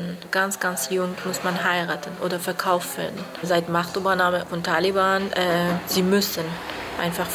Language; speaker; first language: German; non-native, fluent; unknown